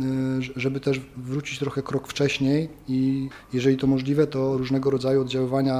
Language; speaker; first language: Polish; native; Polish